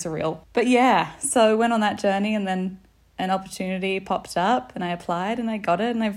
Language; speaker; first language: English; native; English